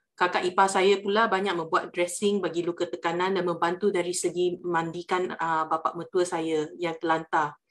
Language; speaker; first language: Malay; non-native, local second language; Chinese